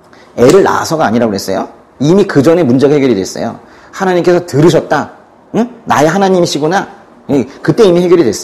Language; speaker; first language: Korean; native; Korean